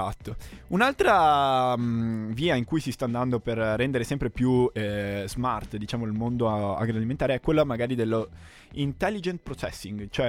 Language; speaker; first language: Italian; native; Italian